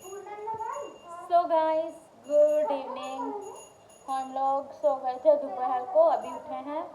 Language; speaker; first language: Hindi; native; Hindi